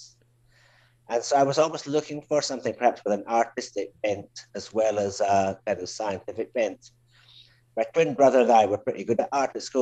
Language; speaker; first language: English; native; English